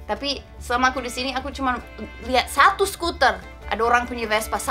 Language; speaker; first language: Indonesian; non-native, fluent; English